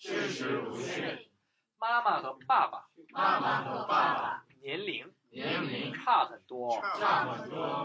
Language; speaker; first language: Chinese; non-native, fluent; Korean